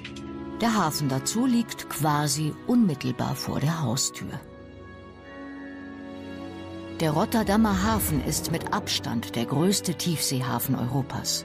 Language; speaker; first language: German; native; German